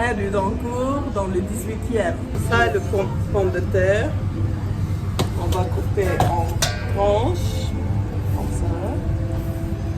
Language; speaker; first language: French; non-native, local second language; Arabic